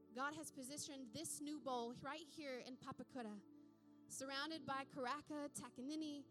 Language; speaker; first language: English; native; English